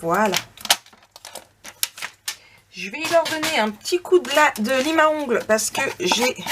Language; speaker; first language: French; native; French